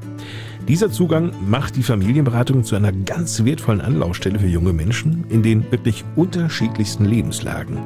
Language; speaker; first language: German; native; German